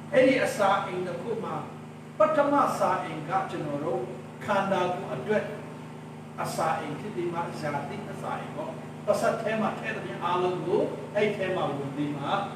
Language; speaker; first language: Burmese; non-native, local second language; Tedim Chin